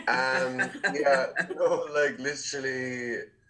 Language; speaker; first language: English; native; English